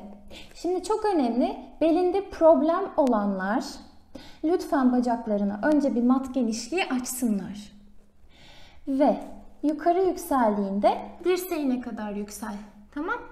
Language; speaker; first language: Turkish; native; Turkish